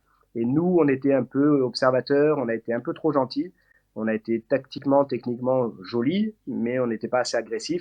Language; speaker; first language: French; native; French